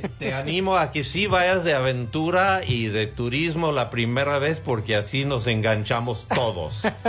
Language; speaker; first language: Spanish; non-native, fluent; English